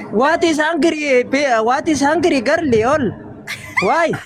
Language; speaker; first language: English; non-native, learner; Oromo